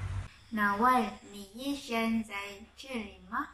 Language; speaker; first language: Chinese; non-native, learner; Malay